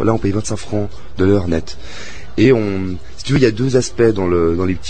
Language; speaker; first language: French; native; French